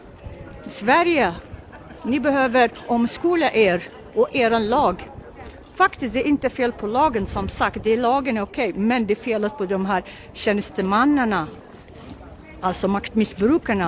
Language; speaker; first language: Swedish; non-native, local second language; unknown